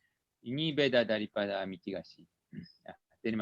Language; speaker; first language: Indonesian; non-native, learner; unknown